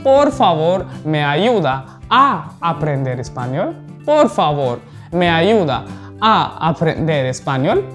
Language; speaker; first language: Spanish; non-native, learner; Hindi